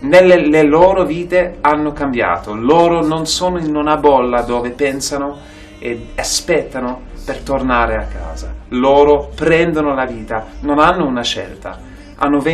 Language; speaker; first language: Italian; non-native, fluent; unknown